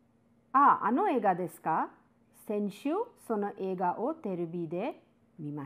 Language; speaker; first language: Japanese; non-native, learner; English